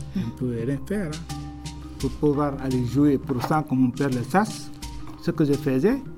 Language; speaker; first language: French; non-native, local second language; Wolof